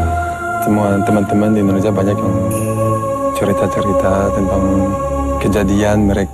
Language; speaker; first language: Indonesian; non-native, fluent; English